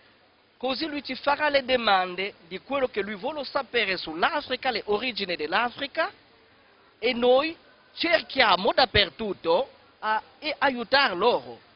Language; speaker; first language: Italian; non-native, fluent; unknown